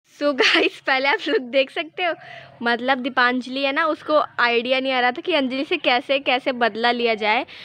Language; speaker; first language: Hindi; native; Hindi